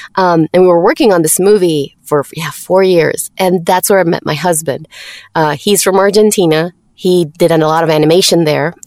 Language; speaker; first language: English; non-native, fluent; Spanish